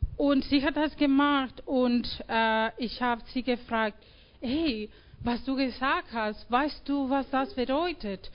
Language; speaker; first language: German; non-native, fluent; Spanish